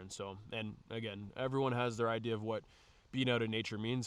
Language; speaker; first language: English; native; English